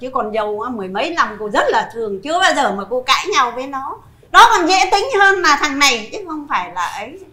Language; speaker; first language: Vietnamese; native; Vietnamese